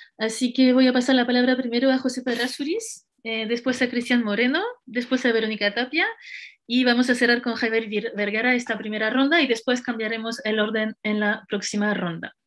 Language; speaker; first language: Spanish; non-native, fluent; French